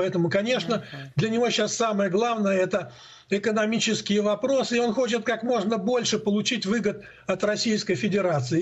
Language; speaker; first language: Russian; native; Russian